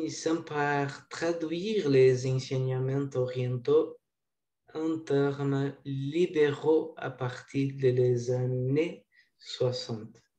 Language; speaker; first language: French; non-native, learner; Portuguese